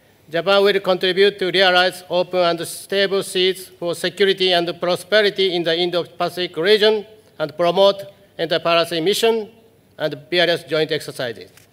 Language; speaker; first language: English; non-native, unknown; Japanese